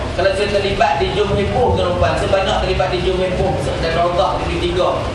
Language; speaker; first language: Malay; native; Malay